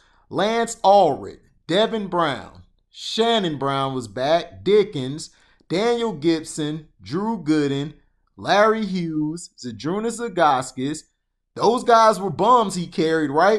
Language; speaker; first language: English; native; English